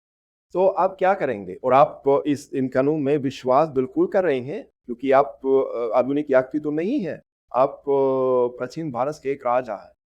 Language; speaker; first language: Hindi; non-native, fluent; Russian